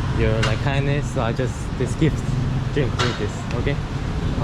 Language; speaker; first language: English; non-native, learner; Korean